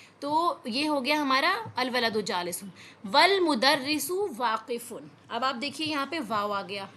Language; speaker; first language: Urdu; native; Urdu